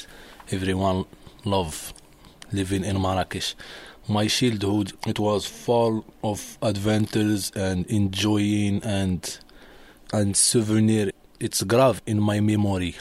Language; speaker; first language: English; non-native, learner; Arabic